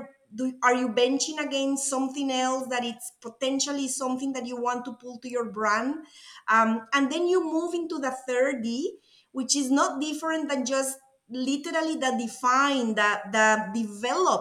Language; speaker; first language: English; non-native, fluent; Spanish